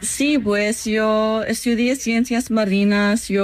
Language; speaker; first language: Spanish; non-native, fluent; English